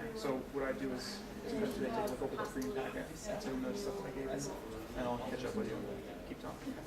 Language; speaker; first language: English; native; English